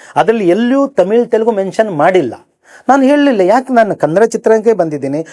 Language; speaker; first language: Kannada; native; Kannada